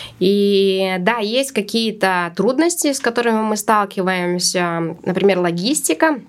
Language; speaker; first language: Russian; non-native, local second language; Latvian